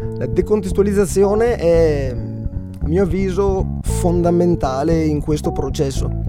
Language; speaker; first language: Italian; native; Italian